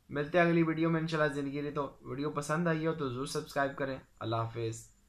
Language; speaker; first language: Urdu; non-native, local second language; Punjabi